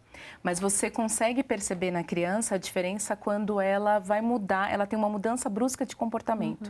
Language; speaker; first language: Portuguese; native; Portuguese